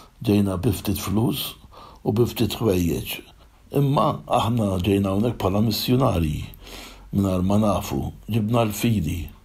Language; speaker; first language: Maltese; native; Maltese